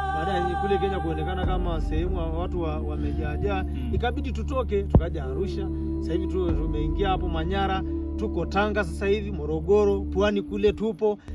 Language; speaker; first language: Swahili; non-native, local second language; Masai